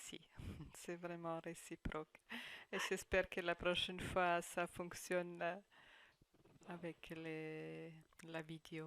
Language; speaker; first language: French; non-native, fluent; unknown